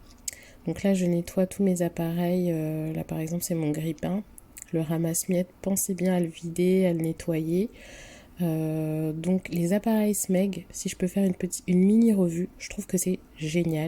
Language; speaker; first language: French; native; French